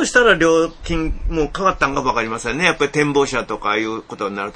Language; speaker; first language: Japanese; native; Japanese